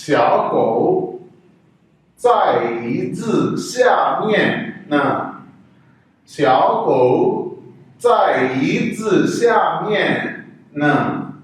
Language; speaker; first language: Chinese; non-native, fluent; Urdu